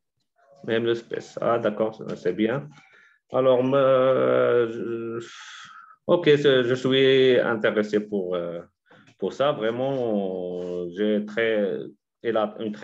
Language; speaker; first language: French; non-native, learner; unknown